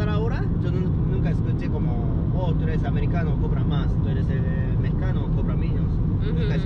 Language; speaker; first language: Spanish; non-native, learner; Japanese